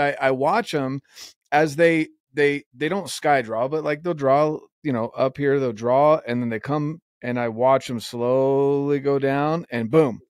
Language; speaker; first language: English; native; English